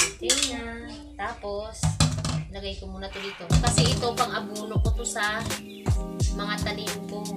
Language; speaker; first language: Filipino; non-native, local second language; Cebuano